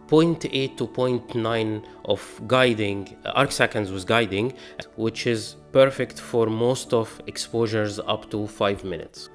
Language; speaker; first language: English; non-native, fluent; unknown